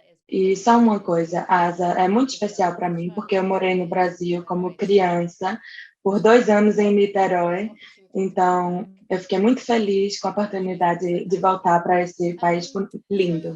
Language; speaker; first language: Portuguese; non-native, fluent; English